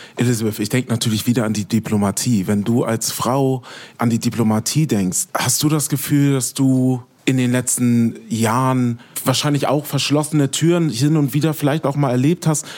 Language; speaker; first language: German; native; German